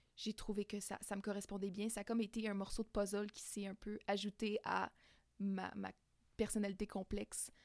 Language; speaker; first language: French; native; French